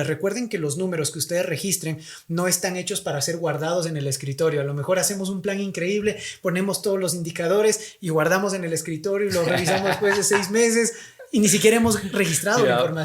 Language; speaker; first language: Spanish; native; Spanish